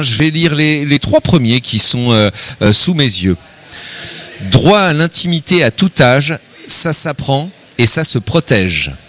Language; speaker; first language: French; native; French